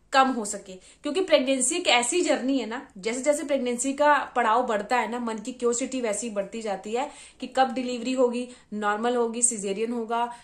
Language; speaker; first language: Hindi; native; Hindi